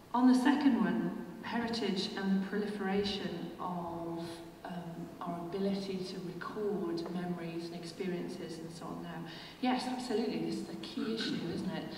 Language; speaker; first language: English; native; English